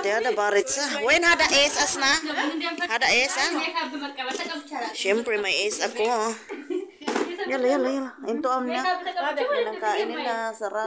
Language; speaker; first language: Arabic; non-native, learner; Filipino